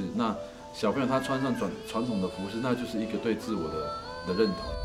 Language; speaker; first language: Chinese; native; Chinese